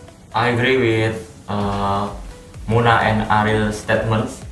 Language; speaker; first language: English; non-native, learner; Indonesian